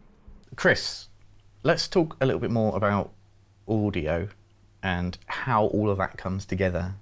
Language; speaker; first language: English; native; English